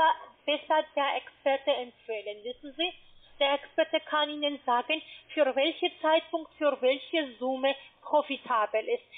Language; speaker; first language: German; non-native, fluent; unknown